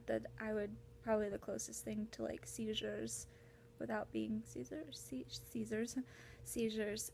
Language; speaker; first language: English; native; English